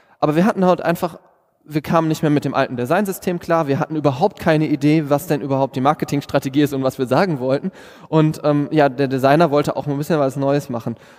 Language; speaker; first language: German; native; German